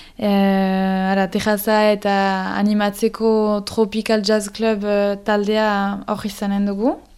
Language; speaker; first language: Basque; native; Basque